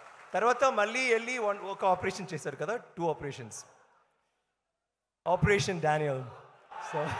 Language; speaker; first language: Telugu; non-native, learner; Tamil